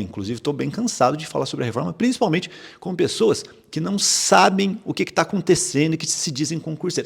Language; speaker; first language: Portuguese; native; Portuguese